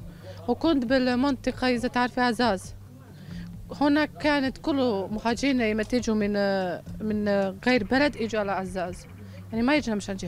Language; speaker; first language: Arabic; non-native, learner; Bosnian